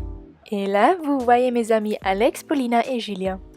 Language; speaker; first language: French; non-native, local second language; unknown